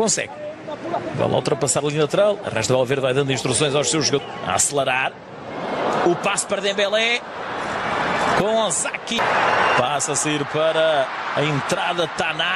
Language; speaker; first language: Portuguese; native; Portuguese